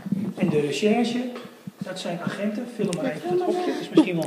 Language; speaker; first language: Dutch; native; Dutch